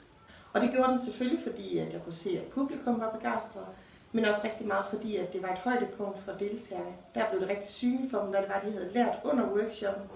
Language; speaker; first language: Danish; native; Danish